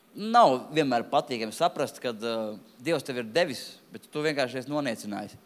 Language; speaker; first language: Latvian; non-native, local second language; Russian